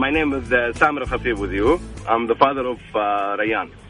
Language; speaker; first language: English; non-native, fluent; Arabic